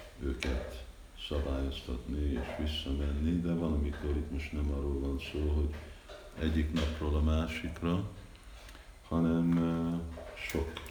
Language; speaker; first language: Hungarian; early bilingual, heritage; Hungarian